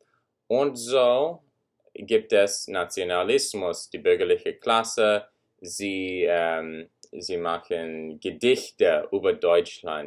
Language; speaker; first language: German; non-native, learner; English